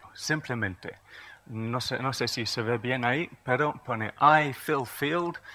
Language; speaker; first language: Spanish; non-native, fluent; English